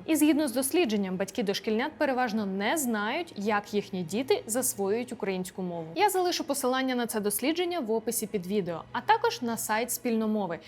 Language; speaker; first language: Ukrainian; non-native, local second language; Russian